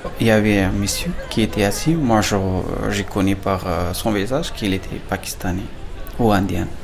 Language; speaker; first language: French; non-native, fluent; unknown